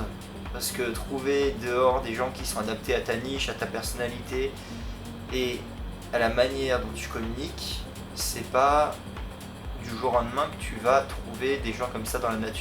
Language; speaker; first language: French; native; French